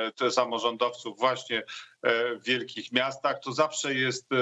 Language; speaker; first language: Polish; native; Polish